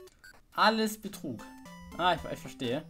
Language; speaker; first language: German; native; German